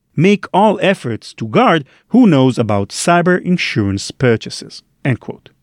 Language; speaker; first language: English; non-native, fluent; Hebrew